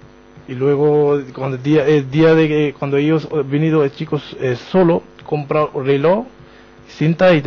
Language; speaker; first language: Spanish; non-native, learner; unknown